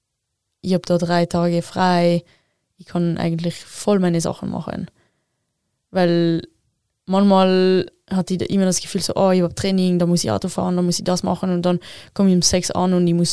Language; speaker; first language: German; non-native, local second language; French